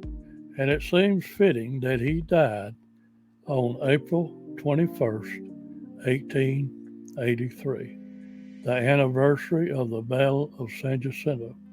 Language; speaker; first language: English; native; English